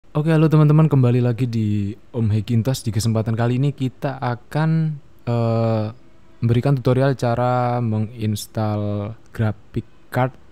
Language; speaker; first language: Indonesian; native; Indonesian